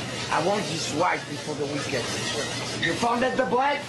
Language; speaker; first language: English; non-native, fluent; French